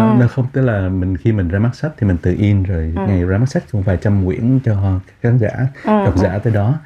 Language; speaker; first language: Vietnamese; native; Vietnamese